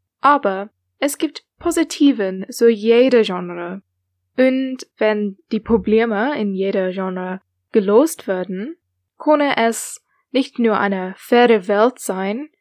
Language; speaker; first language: German; non-native, learner; English